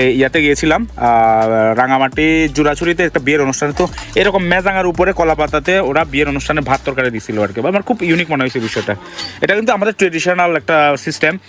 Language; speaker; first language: Bangla; non-native, local second language; Chakma